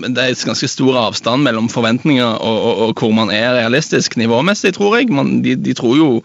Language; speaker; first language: Norwegian; native; Norwegian